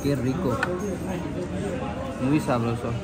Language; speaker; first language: Spanish; non-native, learner; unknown